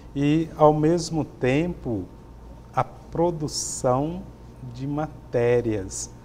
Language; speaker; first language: Portuguese; native; Portuguese